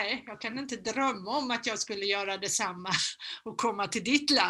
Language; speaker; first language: Swedish; native; Swedish